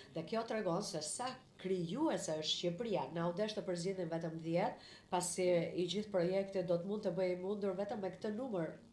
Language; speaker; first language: Albanian; non-native, fluent; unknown